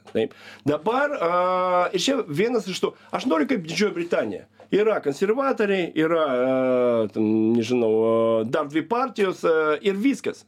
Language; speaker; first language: Lithuanian; non-native, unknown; Russian